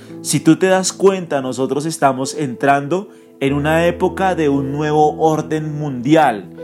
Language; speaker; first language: Spanish; native; Spanish